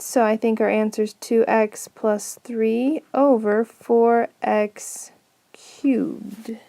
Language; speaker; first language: English; native; English